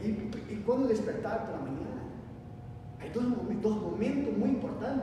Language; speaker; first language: Spanish; non-native, learner; Portuguese